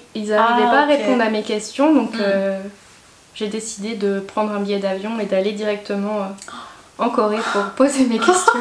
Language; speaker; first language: French; native; French